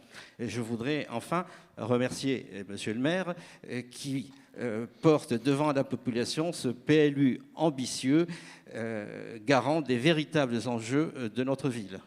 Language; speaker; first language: French; native; French